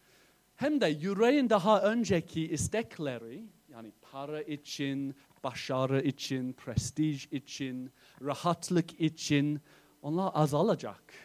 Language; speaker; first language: Turkish; non-native, fluent; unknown